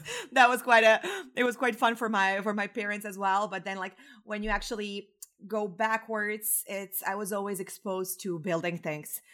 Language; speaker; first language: English; non-native, fluent; Croatian